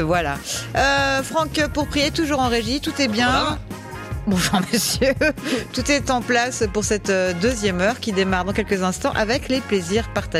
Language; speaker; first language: French; native; French